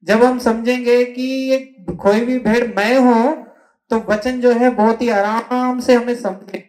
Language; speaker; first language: Hindi; non-native, local second language; Telugu